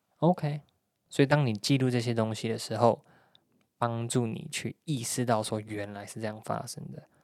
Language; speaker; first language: Chinese; native; Chinese